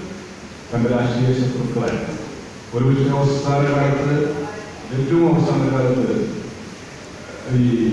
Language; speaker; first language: Malayalam; native; Malayalam